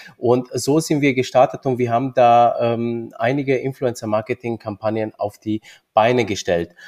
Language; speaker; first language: German; early bilingual, other home language; Romanian